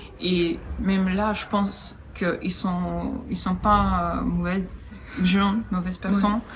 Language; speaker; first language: French; non-native, fluent; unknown